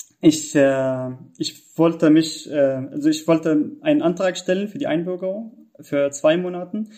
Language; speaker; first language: German; non-native, fluent; Arabic